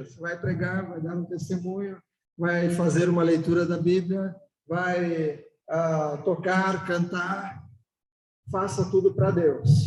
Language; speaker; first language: Portuguese; native; Portuguese